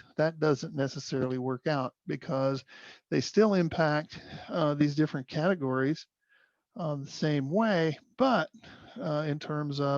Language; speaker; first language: English; native; English